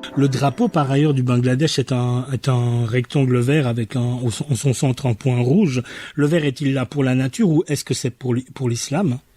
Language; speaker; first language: French; native; French